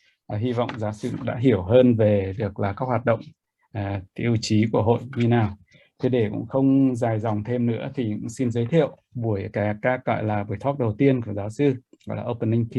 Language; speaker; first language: Vietnamese; native; Vietnamese